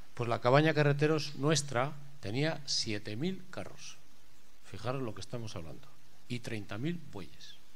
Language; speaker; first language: Spanish; native; Spanish